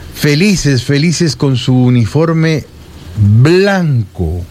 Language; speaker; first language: Spanish; native; Spanish